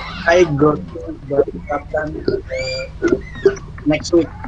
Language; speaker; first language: English; non-native, learner; Indonesian